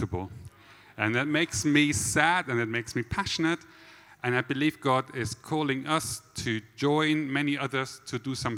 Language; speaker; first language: English; non-native, fluent; German